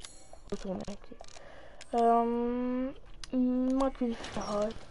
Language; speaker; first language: French; native; French